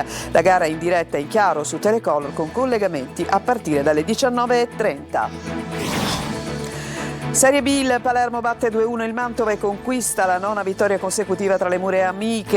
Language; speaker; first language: Italian; native; Italian